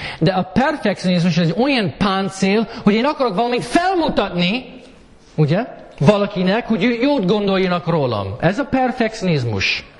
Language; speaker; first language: Hungarian; early bilingual, heritage; Hungarian